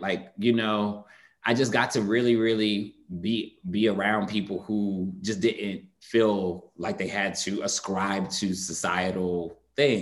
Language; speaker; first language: English; native; English